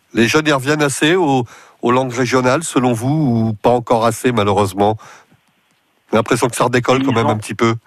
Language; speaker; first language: French; native; French